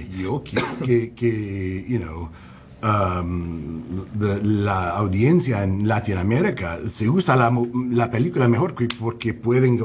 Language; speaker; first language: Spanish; non-native, learner; English